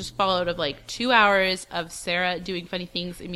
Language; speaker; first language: English; native; English